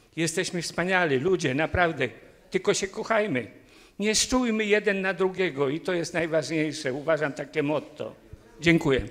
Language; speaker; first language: Polish; native; Polish